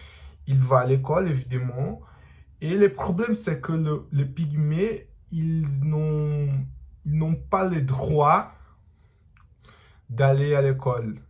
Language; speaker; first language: French; non-native, learner; Portuguese